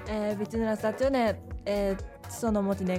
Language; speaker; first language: Italian; non-native, learner; Japanese